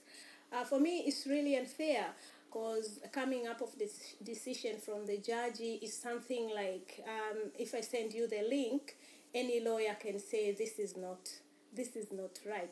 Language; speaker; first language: English; non-native, local second language; Swahili